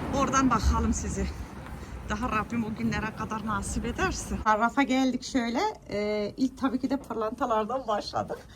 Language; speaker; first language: Turkish; early bilingual, heritage; Turkish